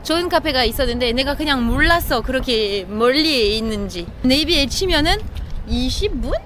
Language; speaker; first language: Korean; non-native, fluent; French